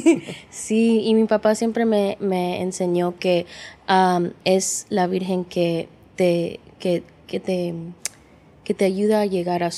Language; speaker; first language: Spanish; early bilingual, heritage; English